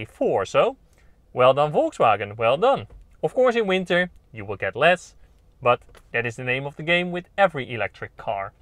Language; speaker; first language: English; non-native, fluent; Dutch